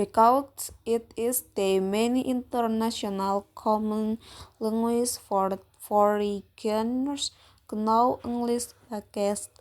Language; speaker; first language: English; non-native, learner; Indonesian